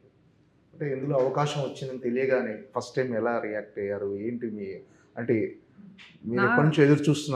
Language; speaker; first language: Telugu; native; Telugu